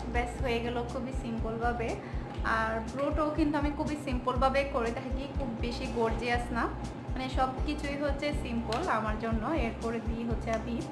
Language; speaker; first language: Bangla; non-native, local second language; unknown